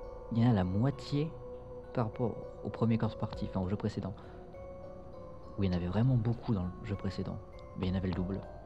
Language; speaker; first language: French; native; French